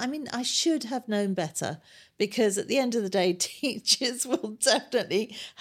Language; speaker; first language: English; native; English